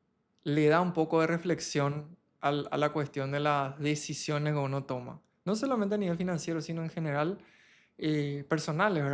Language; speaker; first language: Spanish; native; Spanish